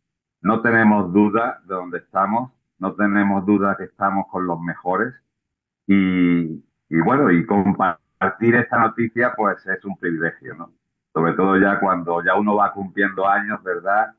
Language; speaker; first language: Spanish; native; Spanish